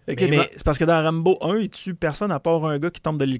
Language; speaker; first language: French; native; French